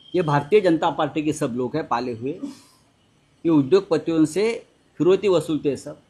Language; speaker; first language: Hindi; non-native, local second language; Marathi